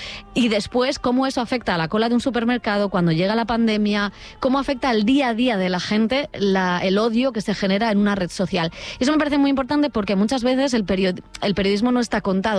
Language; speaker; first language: Spanish; native; Spanish